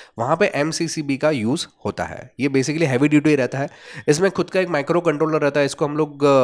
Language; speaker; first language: Hindi; non-native, local second language; Gujarati